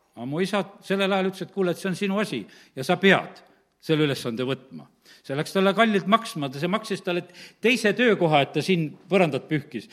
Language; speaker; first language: Estonian; native; Estonian